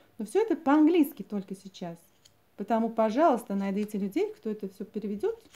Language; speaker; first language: Russian; non-native, local second language; Latvian